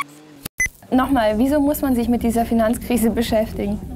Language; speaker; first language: German; native; German